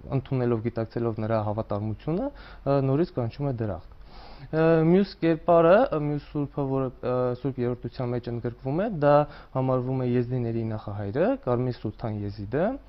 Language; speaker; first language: Armenian; non-native, local second language; Kurdish